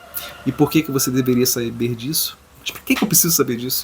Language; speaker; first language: Portuguese; native; Portuguese